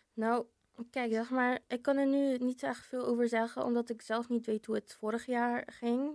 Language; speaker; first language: Dutch; early bilingual, other home language; Polish